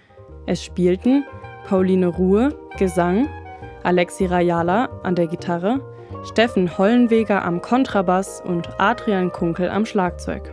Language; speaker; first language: German; native; German